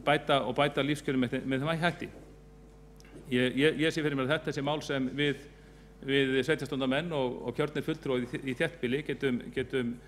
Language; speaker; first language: Icelandic; native; Icelandic